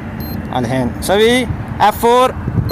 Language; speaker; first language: Arabic; non-native, learner; Punjabi